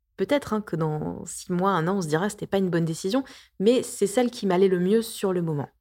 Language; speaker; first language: French; native; French